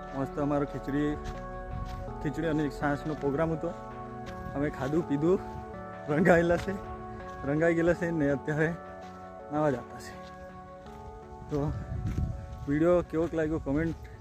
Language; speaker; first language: Gujarati; non-native, local second language; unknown